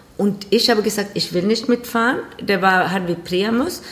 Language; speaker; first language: German; non-native, learner; Swedish